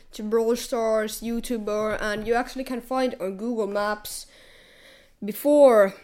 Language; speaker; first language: English; non-native, fluent; Finnish